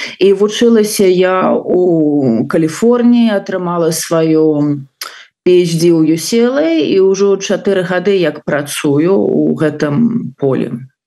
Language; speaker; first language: Belarusian; non-native, local second language; Russian